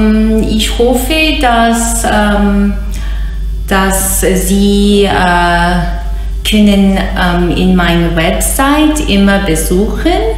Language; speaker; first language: German; non-native, learner; English